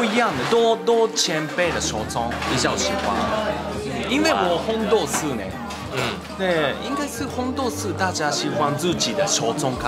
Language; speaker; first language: Chinese; non-native, learner; Japanese